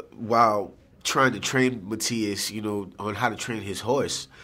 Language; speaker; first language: English; native; English